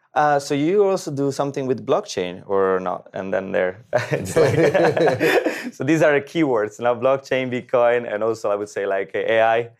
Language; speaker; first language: English; non-native, fluent; Italian